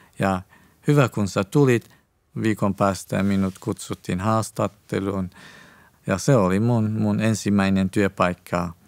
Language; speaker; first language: Finnish; non-native, fluent; Persian